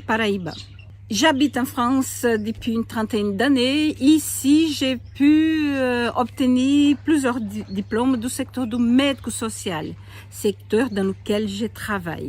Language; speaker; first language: French; non-native, fluent; Portuguese